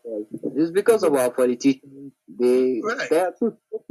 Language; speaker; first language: English; non-native, local second language; Hausa